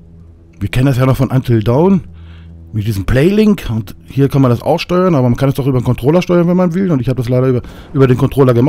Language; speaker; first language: German; native; German